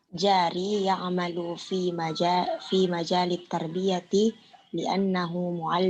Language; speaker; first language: Arabic; non-native, learner; Indonesian